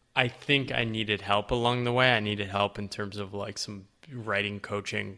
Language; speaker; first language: English; native; English